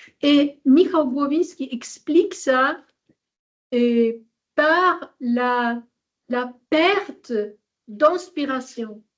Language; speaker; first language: French; non-native, fluent; Polish